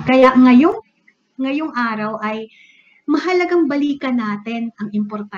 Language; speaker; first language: English; non-native, local second language; Bikol